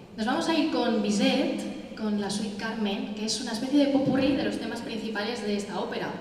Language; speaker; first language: Spanish; non-native, local second language; Catalan